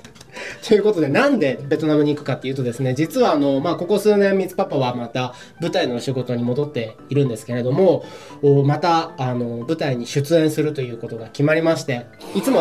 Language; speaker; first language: Japanese; native; Japanese